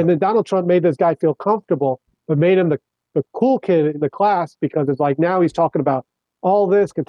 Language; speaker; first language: English; native; English